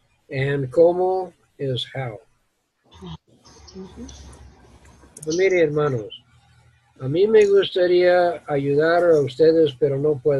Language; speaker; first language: Spanish; non-native, learner; English